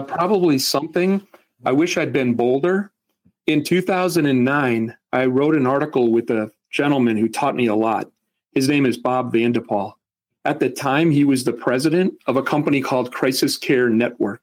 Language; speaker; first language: English; native; English